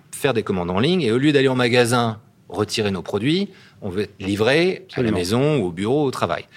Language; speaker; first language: French; native; French